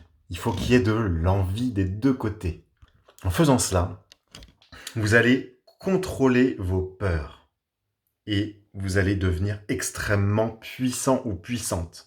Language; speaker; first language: French; native; French